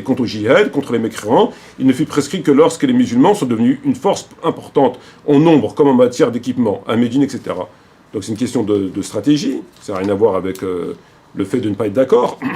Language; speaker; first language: French; native; French